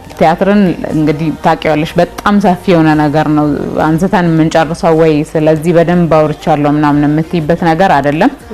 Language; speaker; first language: Amharic; non-native, local second language; Oromo